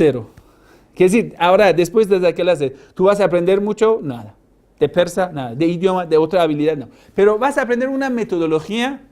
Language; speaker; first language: Spanish; non-native, fluent; Persian